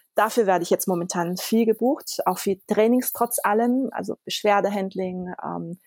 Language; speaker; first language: German; early bilingual, other home language; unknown